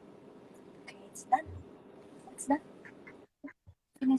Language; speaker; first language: English; non-native, fluent; Indonesian